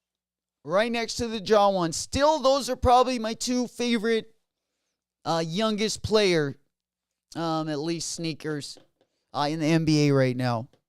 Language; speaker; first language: English; native; English